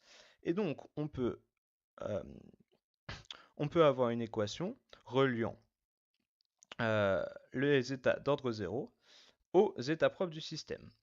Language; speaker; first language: French; native; French